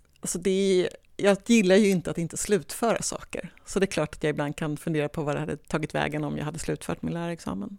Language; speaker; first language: Swedish; native; Swedish